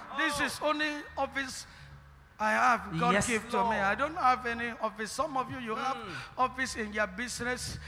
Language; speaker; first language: English; non-native, local second language; Ibibio